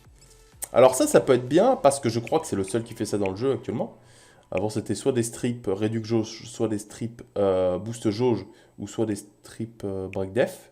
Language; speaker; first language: French; native; French